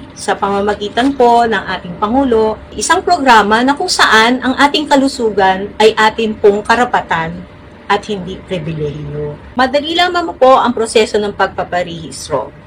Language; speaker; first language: Filipino; native; Filipino